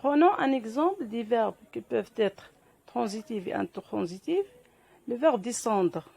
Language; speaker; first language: French; non-native, local second language; Arabic